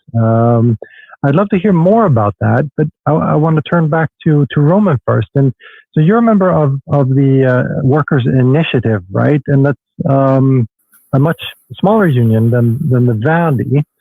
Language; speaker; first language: English; non-native, fluent; Swedish